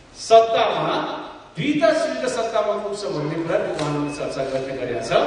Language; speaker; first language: Nepali; non-native, local second language; Newari